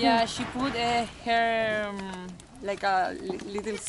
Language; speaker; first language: English; non-native, learner; Spanish